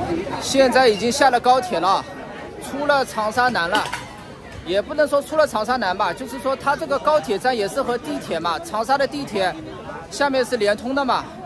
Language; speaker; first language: Chinese; non-native, local second language; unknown